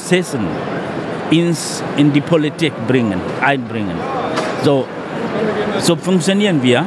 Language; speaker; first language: German; non-native, fluent; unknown